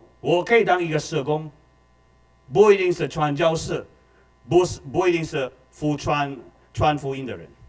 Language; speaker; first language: Chinese; non-native, fluent; Filipino